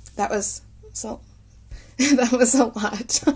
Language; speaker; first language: English; native; English